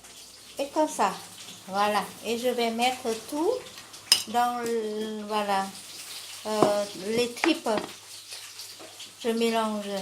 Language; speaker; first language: French; non-native, fluent; Vietnamese